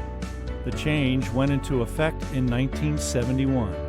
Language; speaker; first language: English; native; English